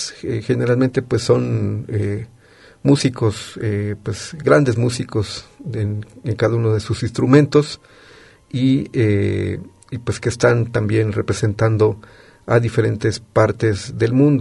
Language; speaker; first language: Spanish; native; Spanish